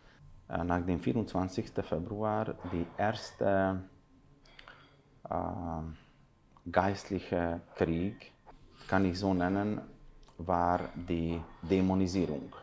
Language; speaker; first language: German; non-native, fluent; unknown